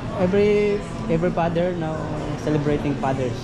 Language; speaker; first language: English; non-native, local second language; Filipino